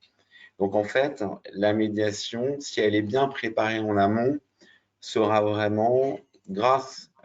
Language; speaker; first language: French; native; French